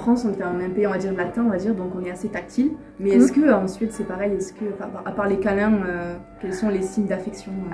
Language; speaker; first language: French; native; French